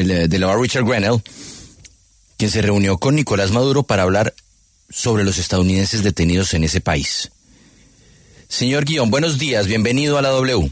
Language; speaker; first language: Spanish; native; Spanish